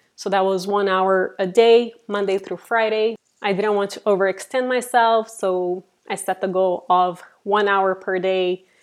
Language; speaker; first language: English; non-native, fluent; Portuguese